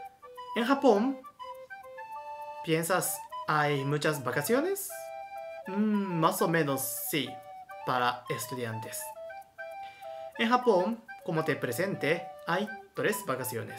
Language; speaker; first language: Spanish; non-native, fluent; Japanese